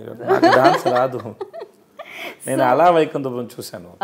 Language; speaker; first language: Telugu; non-native, learner; Tamil